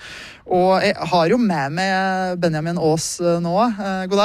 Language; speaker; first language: Norwegian; native; Norwegian